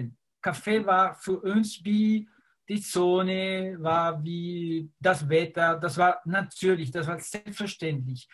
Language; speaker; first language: German; non-native, fluent; Spanish